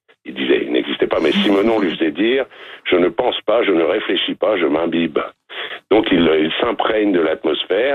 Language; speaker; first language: French; native; French